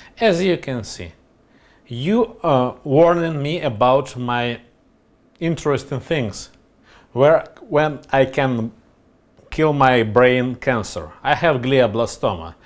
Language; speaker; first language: English; non-native, learner; Russian